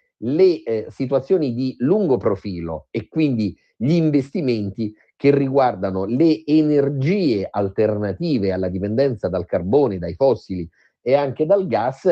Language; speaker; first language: Italian; native; Italian